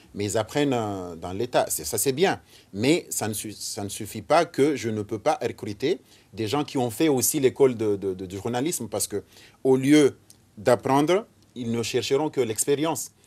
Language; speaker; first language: French; non-native, local second language; Ngazidja Comorian